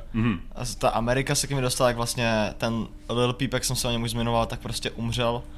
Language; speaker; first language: Czech; native; Czech